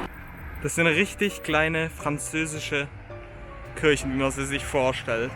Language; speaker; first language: German; native; German